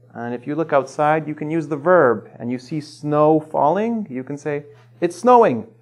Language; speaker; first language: English; native; English